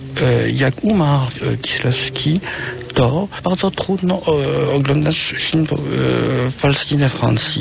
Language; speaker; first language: Polish; early bilingual, heritage; French